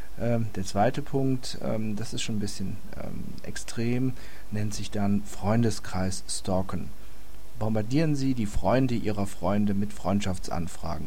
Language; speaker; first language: German; native; German